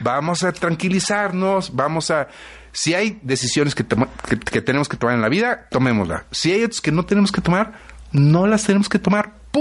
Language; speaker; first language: Spanish; native; Spanish